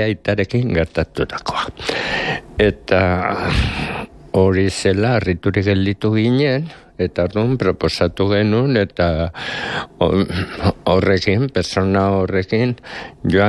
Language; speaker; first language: Basque; native; Basque